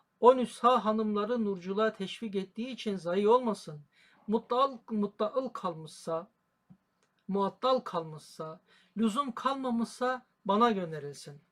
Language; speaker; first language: Turkish; native; Turkish